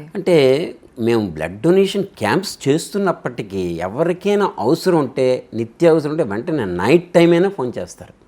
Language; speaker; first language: Telugu; native; Telugu